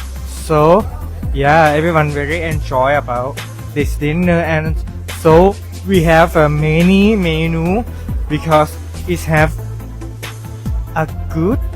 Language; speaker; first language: English; non-native, learner; Thai